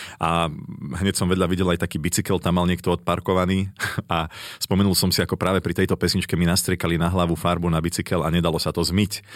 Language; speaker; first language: Slovak; native; Slovak